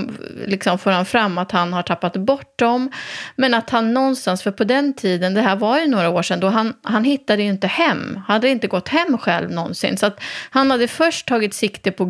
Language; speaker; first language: Swedish; native; Swedish